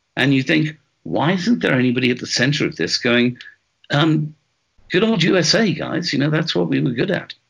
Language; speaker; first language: English; native; English